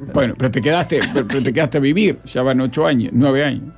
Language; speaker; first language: Spanish; native; Spanish